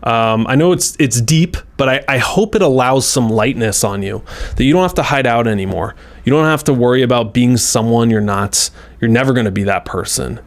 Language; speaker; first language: English; native; English